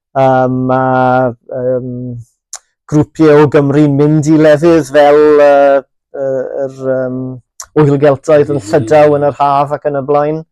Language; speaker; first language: Welsh; native; Welsh